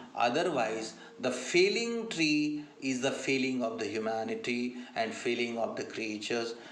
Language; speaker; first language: English; non-native, local second language; Marathi